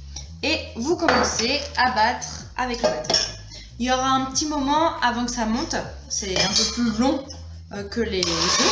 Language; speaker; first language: French; native; French